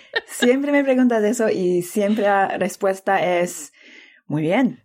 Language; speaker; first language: Spanish; non-native, learner; English